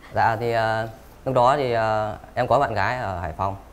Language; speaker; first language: Vietnamese; native; Vietnamese